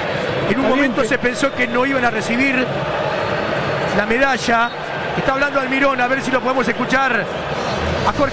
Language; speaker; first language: Spanish; native; Spanish